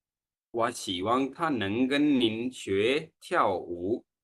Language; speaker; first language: Chinese; non-native, fluent; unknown